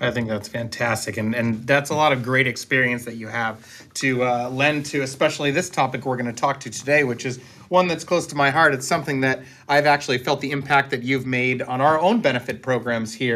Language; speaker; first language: English; native; English